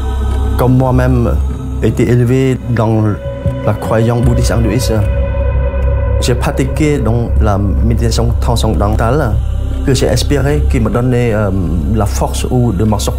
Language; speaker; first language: French; non-native, learner; Khmer